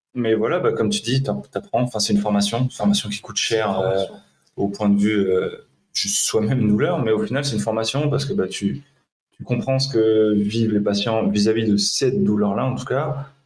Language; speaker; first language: French; native; French